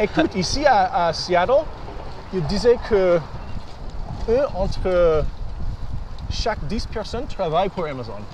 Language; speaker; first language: French; early bilingual, heritage; English